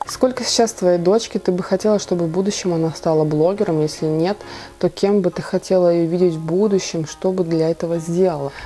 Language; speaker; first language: Russian; native; Russian